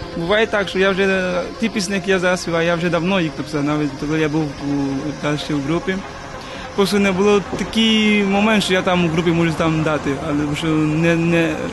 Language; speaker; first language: Ukrainian; non-native, learner; English